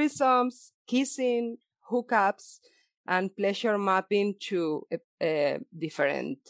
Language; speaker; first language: English; non-native, fluent; Spanish